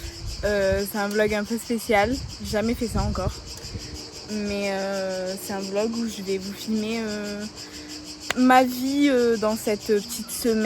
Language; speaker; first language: French; native; French